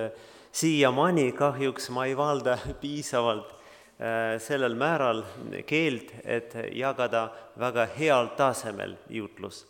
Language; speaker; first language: Estonian; non-native, learner; Russian